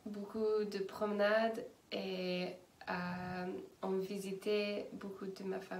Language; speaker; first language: French; non-native, learner; English